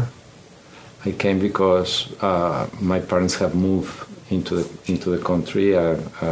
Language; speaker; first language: English; non-native, fluent; Spanish